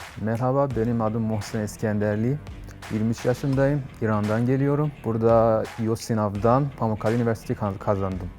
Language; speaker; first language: Turkish; non-native, learner; Persian